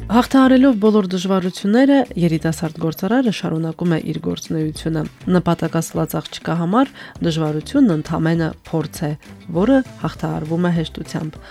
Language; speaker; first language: Armenian; native; Armenian